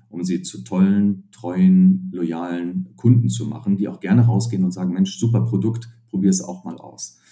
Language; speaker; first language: German; native; German